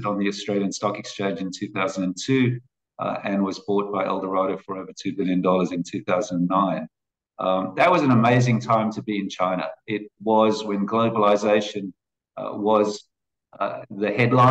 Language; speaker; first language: English; native; English